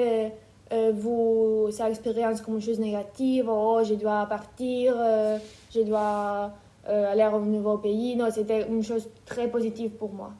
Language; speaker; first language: French; non-native, fluent; Ukrainian